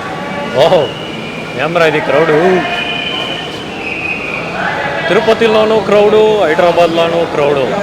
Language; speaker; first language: Telugu; non-native, learner; Kannada